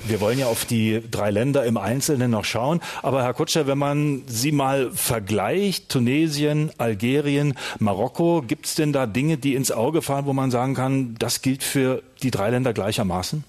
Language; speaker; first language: German; native; German